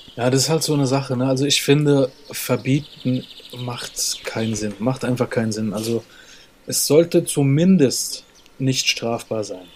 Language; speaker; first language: German; native; German